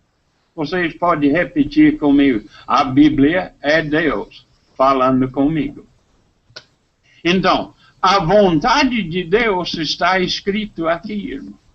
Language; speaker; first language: Portuguese; non-native, fluent; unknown